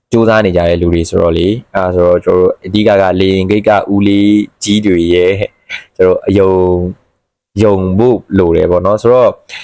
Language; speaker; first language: Burmese; native; Burmese